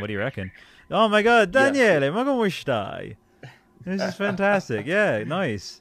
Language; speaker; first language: English; early bilingual, other home language; Italian